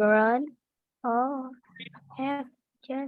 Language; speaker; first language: English; non-native, learner; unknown